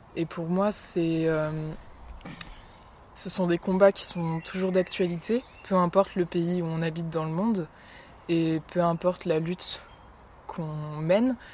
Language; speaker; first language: French; native; French